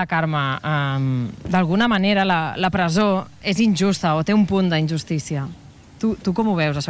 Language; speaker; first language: Catalan; native; Catalan